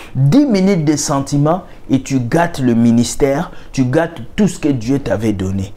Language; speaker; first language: French; non-native, local second language; Lingala